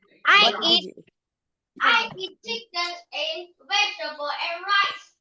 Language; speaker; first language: English; non-native, learner; Vietnamese